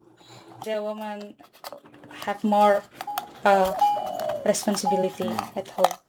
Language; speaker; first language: English; non-native, learner; Indonesian